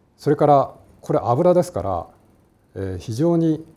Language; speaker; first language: Japanese; native; Japanese